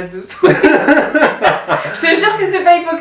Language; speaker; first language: French; native; French